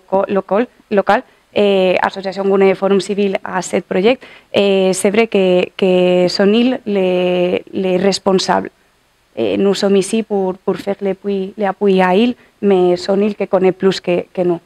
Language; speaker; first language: French; non-native, learner; Catalan